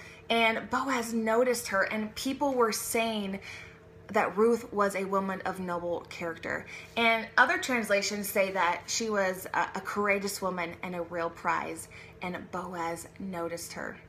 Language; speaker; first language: English; native; English